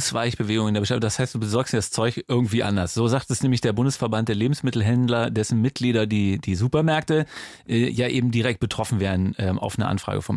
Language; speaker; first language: German; native; German